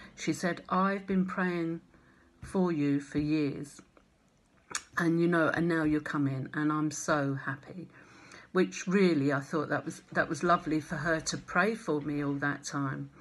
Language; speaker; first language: English; native; English